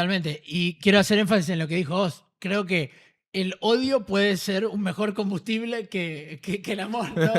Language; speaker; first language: Spanish; native; Spanish